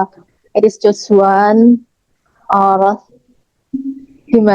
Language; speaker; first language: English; non-native, learner; Indonesian